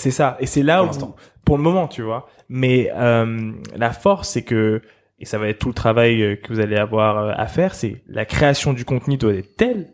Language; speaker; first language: French; native; French